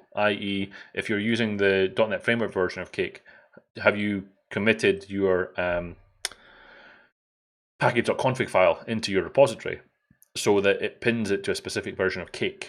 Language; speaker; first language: English; native; English